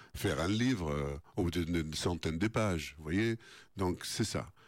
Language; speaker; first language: French; non-native, fluent; Arabic